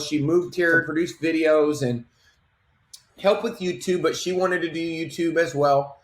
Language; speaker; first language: English; native; English